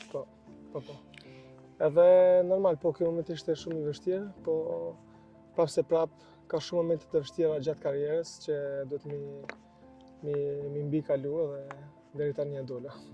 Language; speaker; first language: Albanian; early bilingual, heritage; Albanian